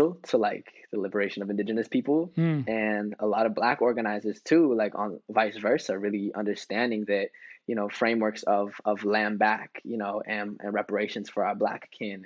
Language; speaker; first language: English; native; English